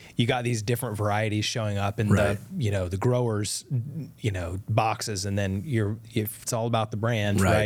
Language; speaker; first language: English; native; English